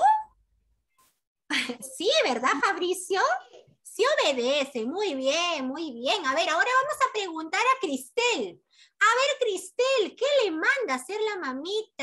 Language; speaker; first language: Spanish; native; Spanish